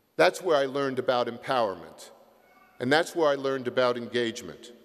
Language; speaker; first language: English; native; English